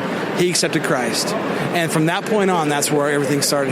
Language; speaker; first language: English; native; English